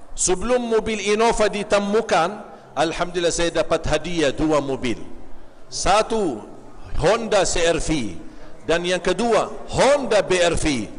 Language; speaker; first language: Malay; non-native, fluent; Arabic